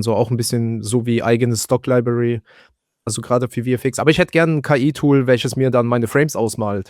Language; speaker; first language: German; native; German